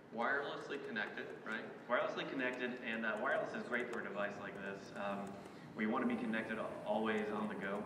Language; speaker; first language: English; native; English